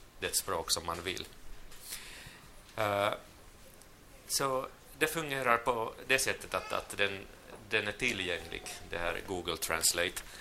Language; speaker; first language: Swedish; non-native, local second language; Finnish